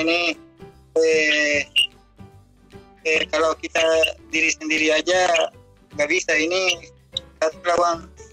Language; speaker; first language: Indonesian; non-native, fluent; Spanish